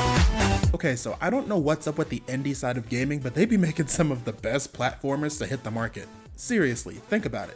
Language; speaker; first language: English; native; English